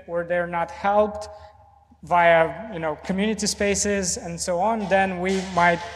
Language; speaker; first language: English; non-native, fluent; Romanian